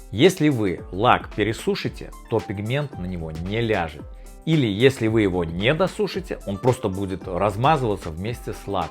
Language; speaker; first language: Russian; native; Russian